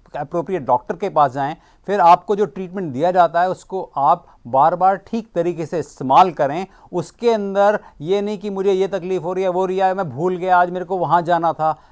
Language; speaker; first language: Hindi; native; Hindi